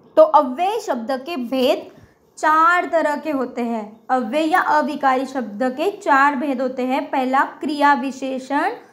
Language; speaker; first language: Hindi; non-native, local second language; Marathi